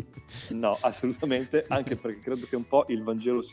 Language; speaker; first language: Italian; native; Italian